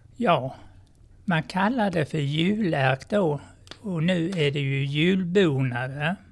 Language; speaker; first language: Swedish; native; Swedish